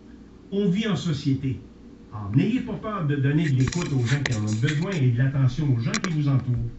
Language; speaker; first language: French; native; French